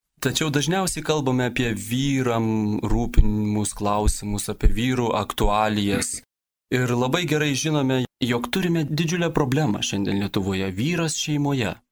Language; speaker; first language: Lithuanian; native; Lithuanian